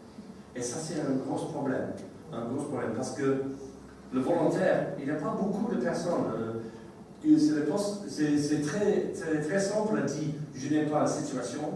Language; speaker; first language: French; non-native, learner; English